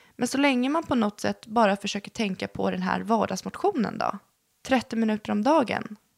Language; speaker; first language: Swedish; native; Swedish